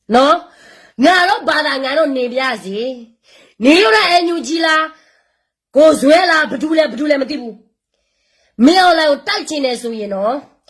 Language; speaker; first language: Burmese; non-native, local second language; Karen languages